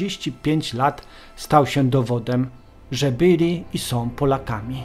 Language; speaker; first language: Polish; native; Polish